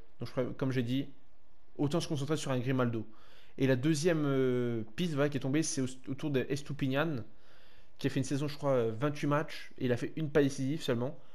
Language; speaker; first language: French; native; French